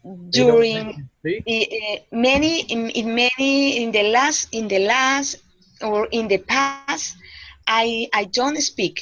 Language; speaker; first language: English; non-native, learner; Spanish